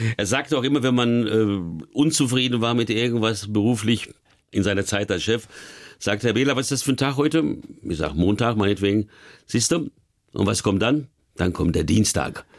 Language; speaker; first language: German; early bilingual, other home language; Hungarian